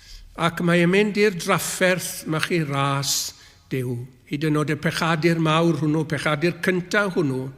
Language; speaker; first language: Welsh; native; Welsh